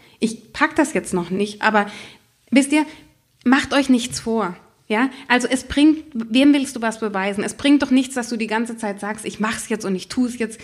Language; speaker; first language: German; native; German